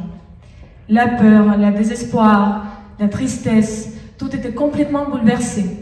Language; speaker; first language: French; non-native, fluent; Russian